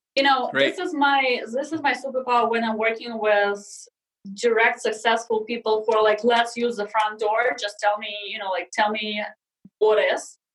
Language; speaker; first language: English; non-native, fluent; Russian